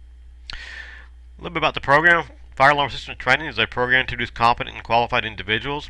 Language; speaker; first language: English; native; English